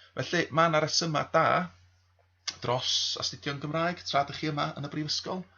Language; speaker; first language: Welsh; native; Welsh